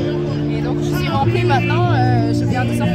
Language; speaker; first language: French; non-native, learner; Korean